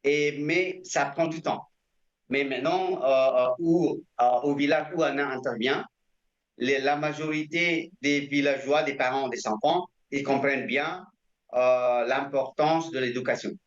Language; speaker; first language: French; non-native, fluent; Indonesian